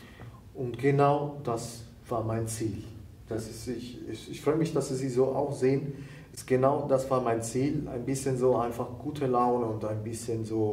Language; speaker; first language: German; non-native, fluent; Italian